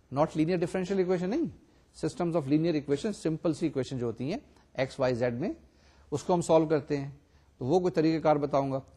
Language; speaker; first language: Urdu; native; Urdu